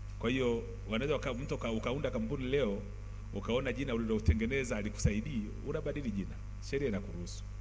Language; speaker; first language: Swahili; native; Swahili